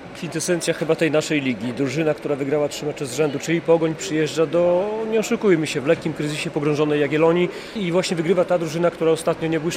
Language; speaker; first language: Polish; native; Polish